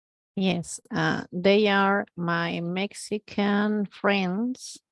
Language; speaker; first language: English; non-native, learner; Spanish